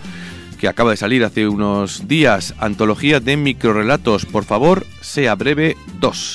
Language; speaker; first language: Spanish; native; Spanish